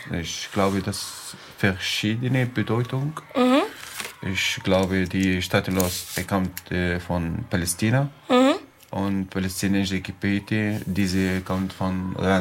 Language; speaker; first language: German; non-native, learner; Arabic